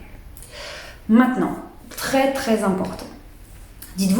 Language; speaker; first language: French; native; French